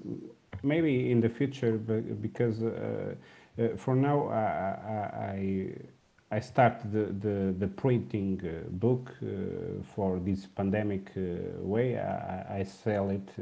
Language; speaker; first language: English; non-native, learner; Portuguese